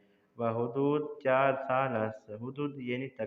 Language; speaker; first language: Persian; non-native, fluent; Urdu